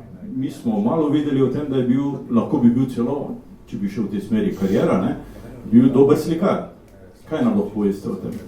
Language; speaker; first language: Slovenian; native; Slovenian